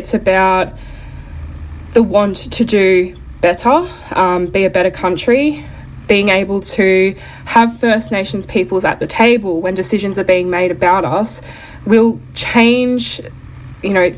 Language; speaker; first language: English; native; English